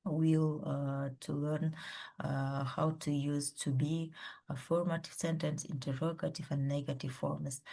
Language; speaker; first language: English; non-native, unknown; Kazakh